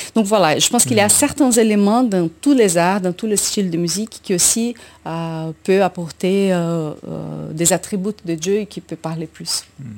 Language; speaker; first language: French; non-native, fluent; Portuguese